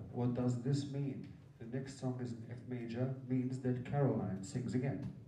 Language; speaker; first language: English; non-native, fluent; German